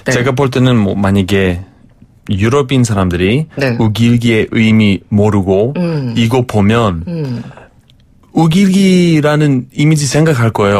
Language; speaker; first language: Korean; non-native, fluent; Greek